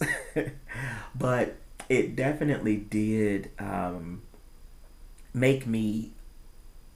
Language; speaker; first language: English; native; English